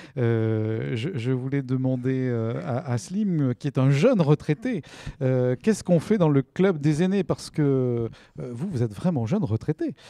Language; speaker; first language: French; native; French